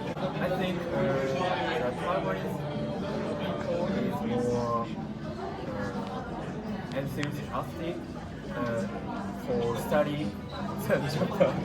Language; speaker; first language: English; non-native, learner; Japanese